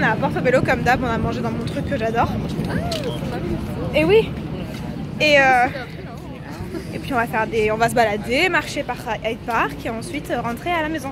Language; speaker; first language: French; native; French